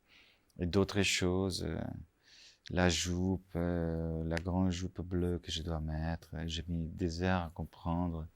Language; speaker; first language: French; non-native, fluent; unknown